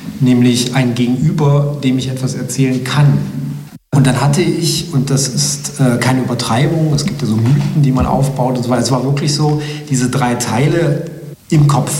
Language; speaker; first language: German; early bilingual, other home language; Slovenian